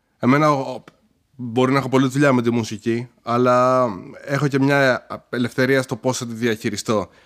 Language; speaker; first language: Greek; early bilingual, heritage; Greek